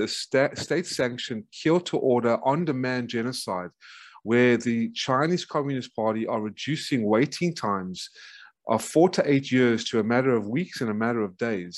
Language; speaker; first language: English; native; English